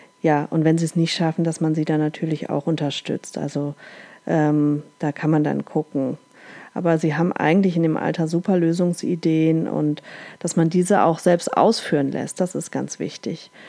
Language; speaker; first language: German; native; German